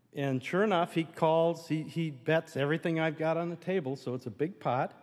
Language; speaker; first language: English; native; English